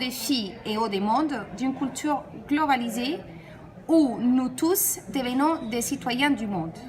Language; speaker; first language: French; non-native, fluent; Spanish